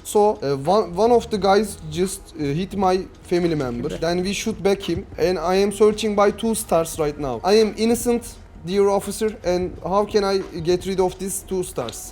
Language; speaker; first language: English; non-native, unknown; Turkish